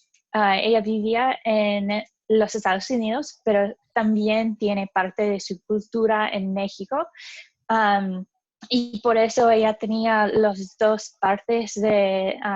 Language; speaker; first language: Spanish; non-native, learner; English